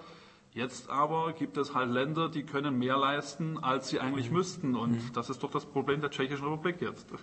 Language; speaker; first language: German; native; German